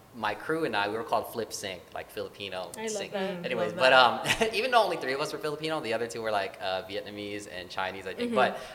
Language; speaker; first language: English; early bilingual, other home language; Filipino